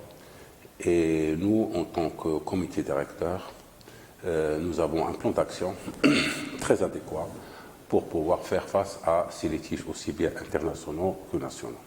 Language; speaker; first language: French; non-native, local second language; Arabic